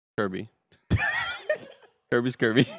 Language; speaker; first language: English; native; English